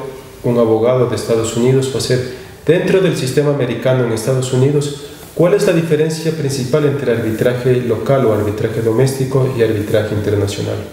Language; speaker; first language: Spanish; native; Spanish